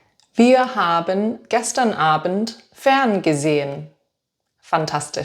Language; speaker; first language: German; non-native, fluent; English